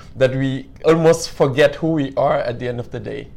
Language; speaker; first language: English; non-native, fluent; Wolof